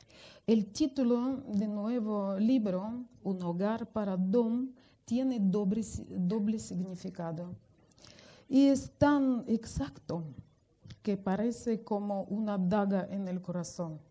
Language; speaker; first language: Spanish; non-native, fluent; Russian